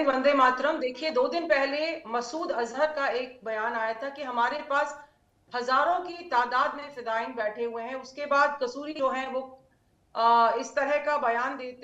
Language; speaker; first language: Hindi; native; Hindi